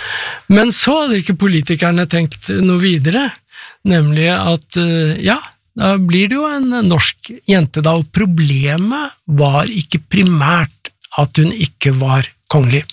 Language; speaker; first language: Norwegian; native; Norwegian